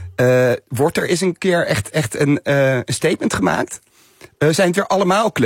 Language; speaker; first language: Dutch; native; Dutch